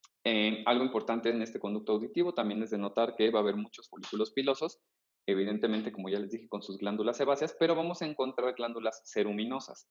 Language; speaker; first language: Spanish; native; Spanish